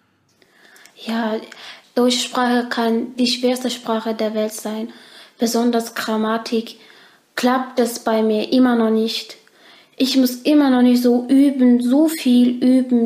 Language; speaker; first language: German; non-native, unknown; Turkish